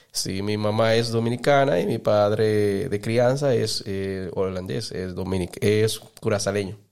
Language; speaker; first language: Spanish; native; Spanish